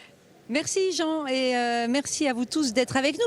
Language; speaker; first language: French; native; French